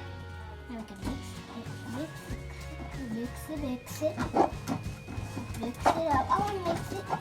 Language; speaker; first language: English; native; English